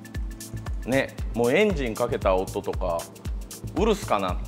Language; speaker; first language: Japanese; native; Japanese